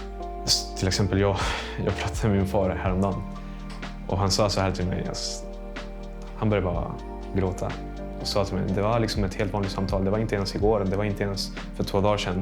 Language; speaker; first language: Swedish; non-native, fluent; Spanish